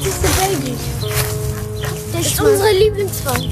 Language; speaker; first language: German; early bilingual, other home language; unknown